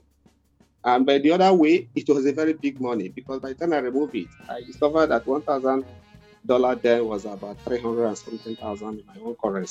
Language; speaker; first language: English; non-native, local second language; Igbo